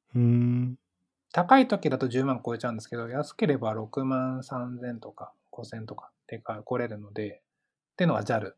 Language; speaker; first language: Japanese; native; Japanese